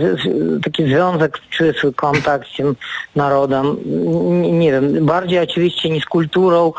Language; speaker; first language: Polish; non-native, fluent; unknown